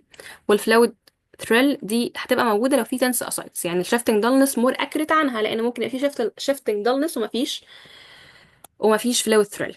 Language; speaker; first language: Arabic; native; Arabic